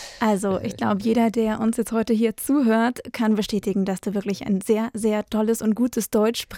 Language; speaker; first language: German; native; German